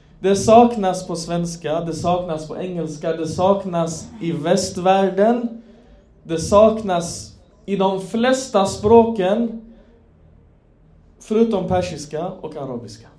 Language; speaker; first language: Swedish; non-native, fluent; Persian